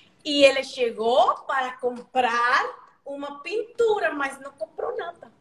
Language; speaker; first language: Portuguese; non-native, learner; Spanish